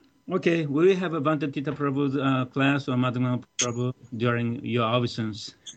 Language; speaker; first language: English; non-native, learner; Japanese